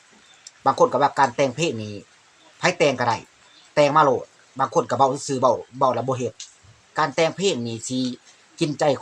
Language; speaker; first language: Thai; non-native, local second language; Lao